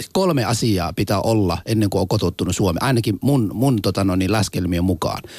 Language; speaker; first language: Finnish; non-native, fluent; Somali